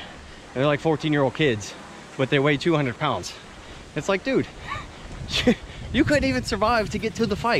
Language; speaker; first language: English; native; English